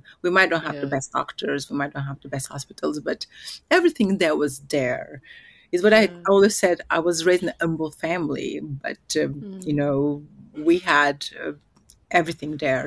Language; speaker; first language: English; non-native, fluent; Upper Guinea Crioulo